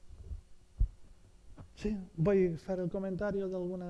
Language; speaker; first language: Italian; non-native, fluent; Catalan